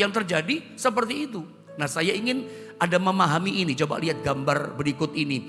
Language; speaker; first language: Indonesian; native; Indonesian